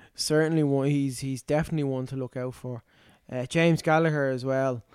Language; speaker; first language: English; native; English